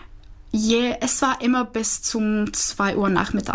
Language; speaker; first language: German; non-native, fluent; Czech